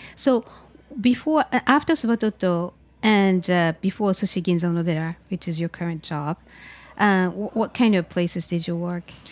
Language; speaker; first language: English; non-native, fluent; Japanese